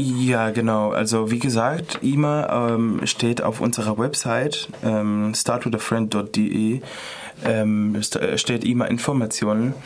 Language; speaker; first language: German; non-native, fluent; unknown